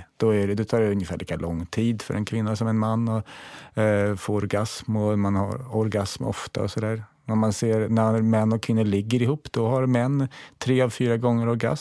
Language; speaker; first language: Swedish; native; Swedish